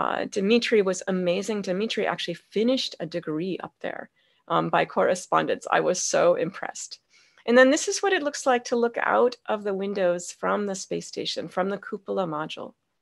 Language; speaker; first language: English; native; English